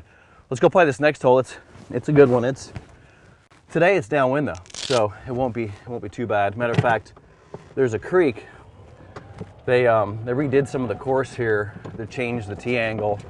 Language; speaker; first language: English; native; English